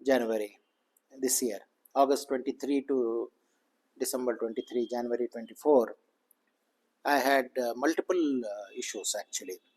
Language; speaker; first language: English; non-native, local second language; Kannada